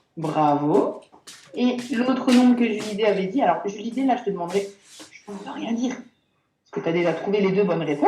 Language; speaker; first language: French; native; French